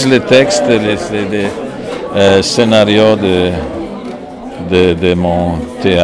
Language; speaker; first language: French; non-native, fluent; Polish